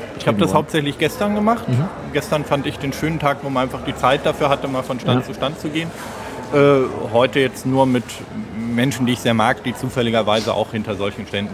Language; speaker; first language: German; native; German